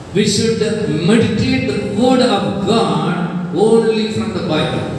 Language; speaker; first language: English; non-native, local second language; Telugu